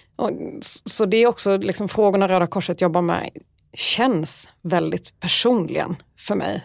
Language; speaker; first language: Swedish; early bilingual, other home language; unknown